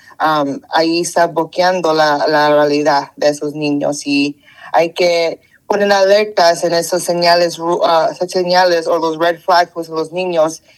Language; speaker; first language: Spanish; early bilingual, heritage; Spanish